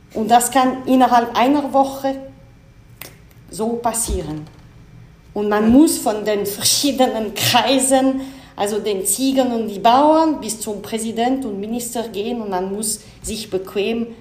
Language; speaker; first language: German; non-native, local second language; French